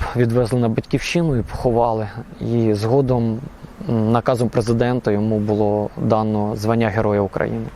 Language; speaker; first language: Ukrainian; native; Ukrainian